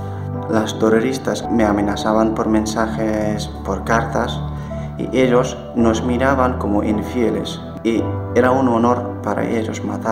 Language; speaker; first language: Spanish; non-native, fluent; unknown